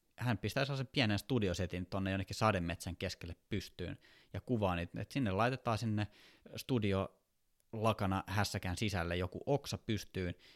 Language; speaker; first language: Finnish; native; Finnish